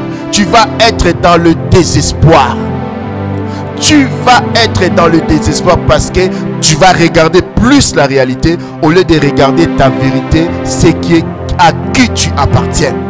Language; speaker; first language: French; non-native, local second language; Lingala